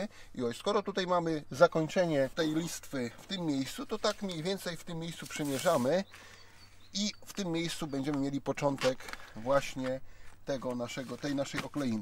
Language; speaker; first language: Polish; native; Polish